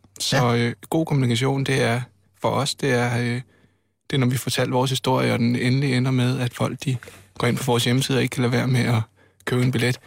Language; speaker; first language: Danish; native; Danish